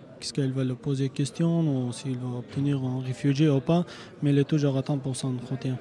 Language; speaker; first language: French; non-native, learner; Persian